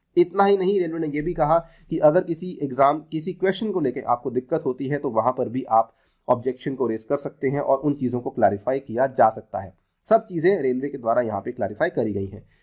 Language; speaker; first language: Hindi; native; Hindi